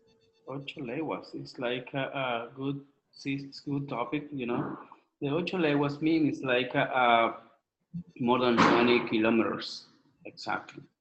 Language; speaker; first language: English; non-native, learner; Spanish